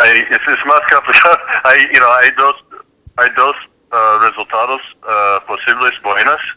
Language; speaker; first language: Spanish; non-native, fluent; English